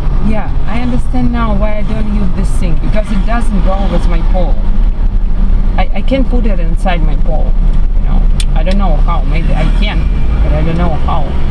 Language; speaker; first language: English; non-native, fluent; Russian